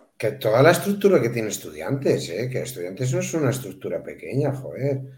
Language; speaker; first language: Spanish; native; Spanish